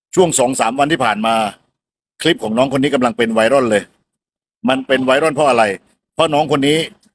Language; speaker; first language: Thai; non-native, fluent; Burmese